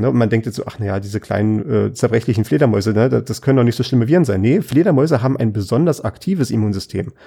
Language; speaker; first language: German; native; German